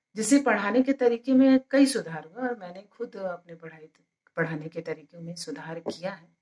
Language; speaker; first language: Hindi; native; Hindi